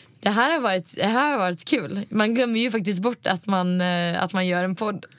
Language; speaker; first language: Swedish; native; Swedish